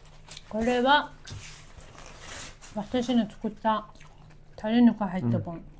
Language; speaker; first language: Japanese; non-native, fluent; Mongolian